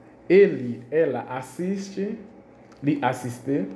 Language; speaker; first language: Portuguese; non-native, fluent; Haitian Creole